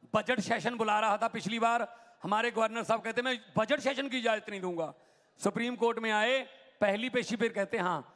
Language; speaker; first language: Hindi; non-native, local second language; Punjabi